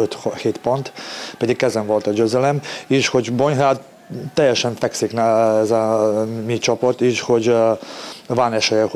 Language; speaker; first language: Hungarian; non-native, learner; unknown